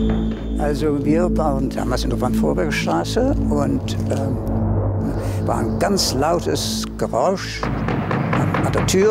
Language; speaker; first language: German; early bilingual, heritage; German